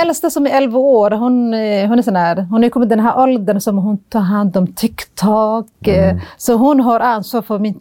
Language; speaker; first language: Swedish; non-native, fluent; Somali